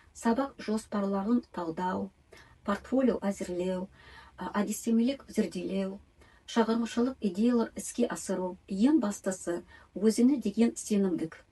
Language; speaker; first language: Kazakh; non-native, local second language; Tatar